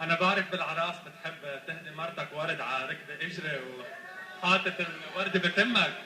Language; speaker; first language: Arabic; early bilingual, heritage; Arabic